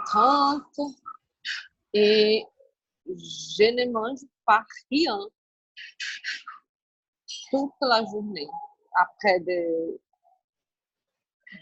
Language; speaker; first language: French; non-native, learner; Portuguese